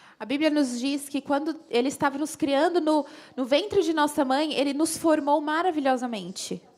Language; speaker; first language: Portuguese; native; Portuguese